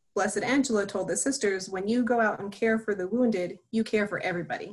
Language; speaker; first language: English; native; English